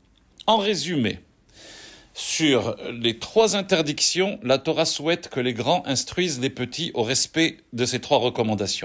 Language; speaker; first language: French; native; French